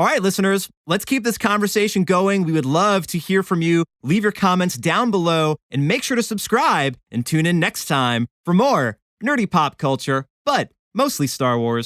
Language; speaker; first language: English; native; English